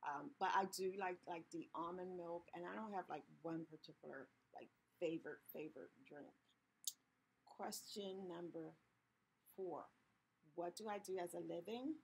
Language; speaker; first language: English; native; English